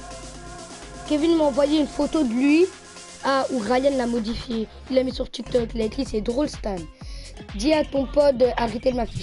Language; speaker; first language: French; native; French